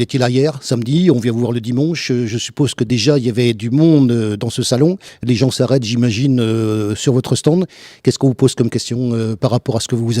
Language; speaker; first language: French; native; French